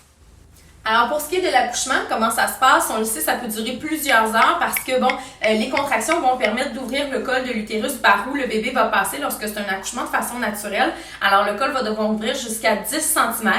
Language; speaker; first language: French; native; French